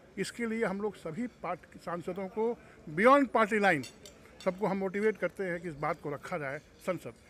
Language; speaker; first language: Hindi; non-native, local second language; Bhojpuri